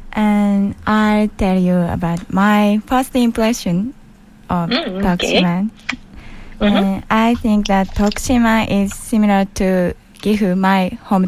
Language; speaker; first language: English; non-native, learner; Japanese